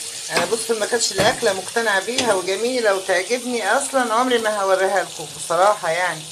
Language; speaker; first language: Arabic; native; Arabic